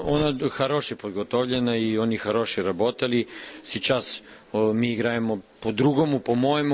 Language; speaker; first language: Russian; non-native, learner; Serbian